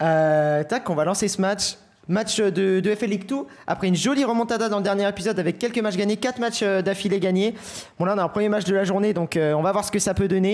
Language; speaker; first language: French; native; French